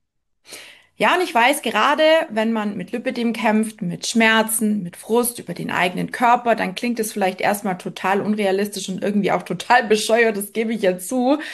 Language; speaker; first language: German; native; German